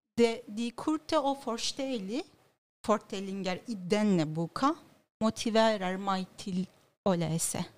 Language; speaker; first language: Norwegian; non-native, learner; Turkish